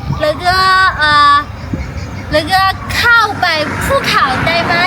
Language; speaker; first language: Thai; non-native, learner; Chinese